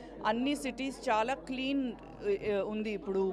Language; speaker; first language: Telugu; non-native, learner; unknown